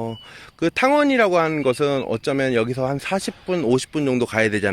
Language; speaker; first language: Korean; native; Korean